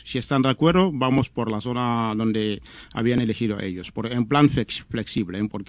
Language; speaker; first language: Spanish; non-native, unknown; Wolof